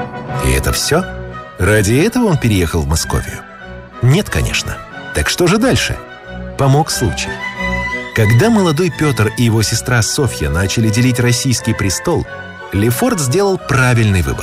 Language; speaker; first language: Russian; native; Russian